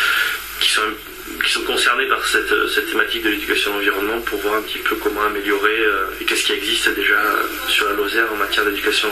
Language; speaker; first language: French; native; French